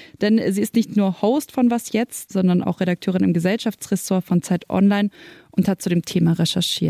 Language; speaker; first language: German; native; German